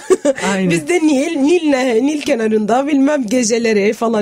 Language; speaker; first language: Turkish; non-native, fluent; Arabic